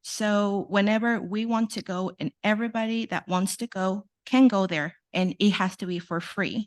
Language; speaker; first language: English; non-native, fluent; Spanish